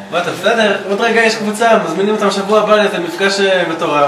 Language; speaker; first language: Hebrew; native; Hebrew